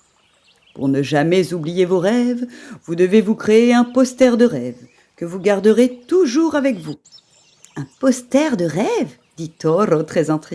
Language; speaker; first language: French; native; French